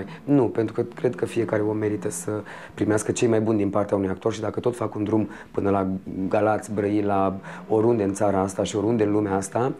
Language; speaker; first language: Romanian; native; Romanian